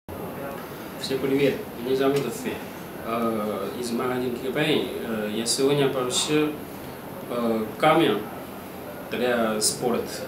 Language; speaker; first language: Russian; non-native, learner; Chinese